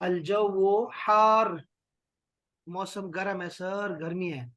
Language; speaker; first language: Urdu; native; Urdu